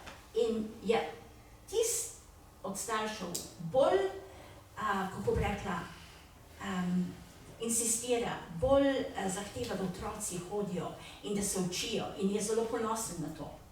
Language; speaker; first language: Slovenian; early bilingual, heritage; Slovenian